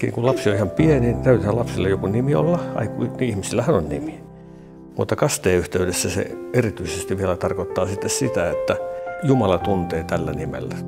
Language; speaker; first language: Finnish; native; Finnish